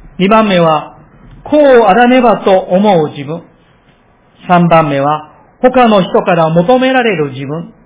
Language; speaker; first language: Japanese; non-native, fluent; Korean